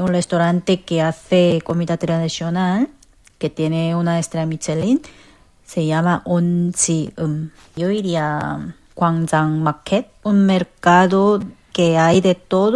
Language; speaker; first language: Spanish; non-native, fluent; Korean